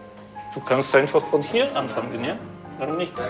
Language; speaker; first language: German; non-native, fluent; Russian